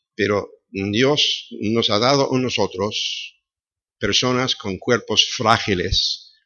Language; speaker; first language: Spanish; non-native, fluent; English